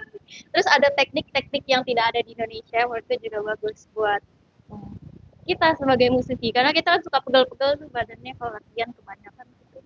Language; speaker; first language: Indonesian; native; Indonesian